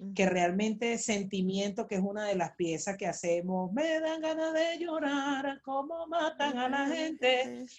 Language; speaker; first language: Spanish; native; Spanish